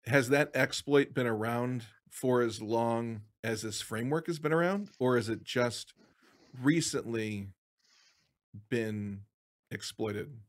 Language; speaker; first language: English; native; English